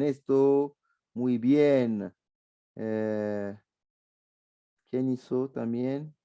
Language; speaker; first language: Spanish; non-native, fluent; French